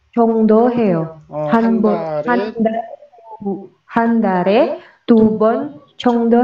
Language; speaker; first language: Korean; non-native, learner; Indonesian